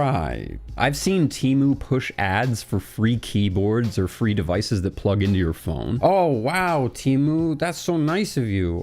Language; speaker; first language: English; native; English